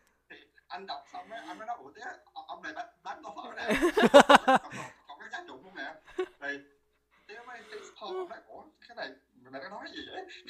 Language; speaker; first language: Vietnamese; early bilingual, heritage; Vietnamese